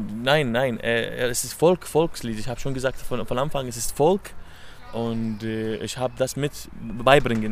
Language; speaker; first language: German; non-native, learner; Arabic